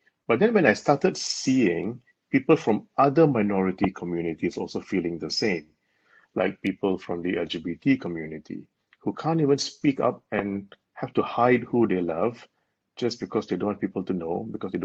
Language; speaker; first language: English; non-native, local second language; Tamil